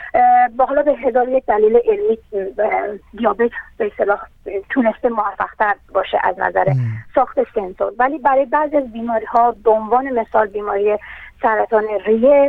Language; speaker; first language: Persian; native; Persian